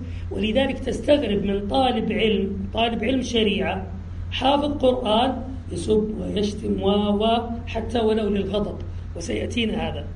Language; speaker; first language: Arabic; native; Arabic